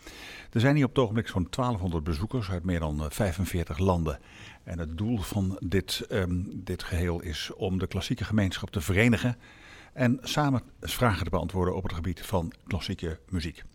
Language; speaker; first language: Dutch; native; Dutch